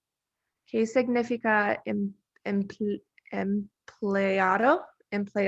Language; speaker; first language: Spanish; non-native, learner; English